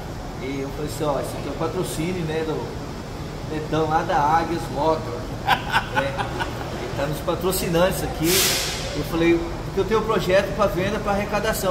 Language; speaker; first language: Portuguese; native; Portuguese